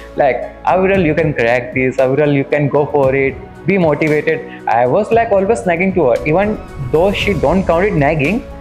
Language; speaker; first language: English; non-native, local second language; Hindi